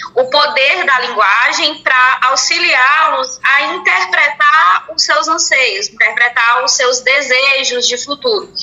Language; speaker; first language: Portuguese; native; Portuguese